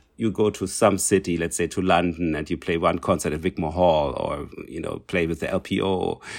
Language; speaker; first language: English; non-native, fluent; German